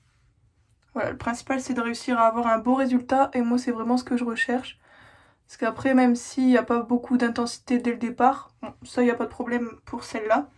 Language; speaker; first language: French; native; French